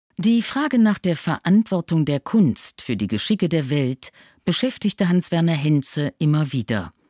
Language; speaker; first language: German; native; German